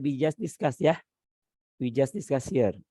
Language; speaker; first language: English; non-native, learner; Indonesian